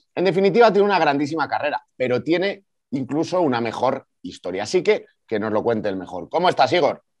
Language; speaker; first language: Spanish; native; Spanish